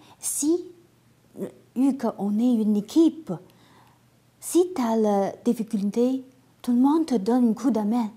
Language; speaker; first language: French; non-native, learner; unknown